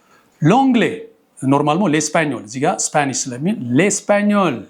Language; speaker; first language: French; non-native, fluent; Amharic